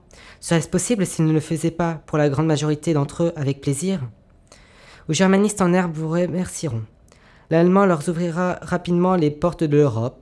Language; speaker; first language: French; native; French